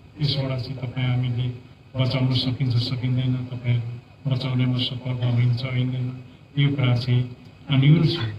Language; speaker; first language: Nepali; non-native, local second language; Limbu